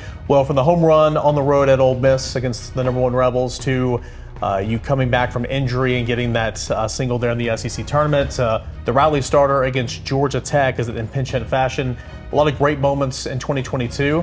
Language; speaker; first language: English; native; English